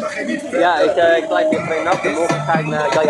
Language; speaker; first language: Dutch; non-native, learner; English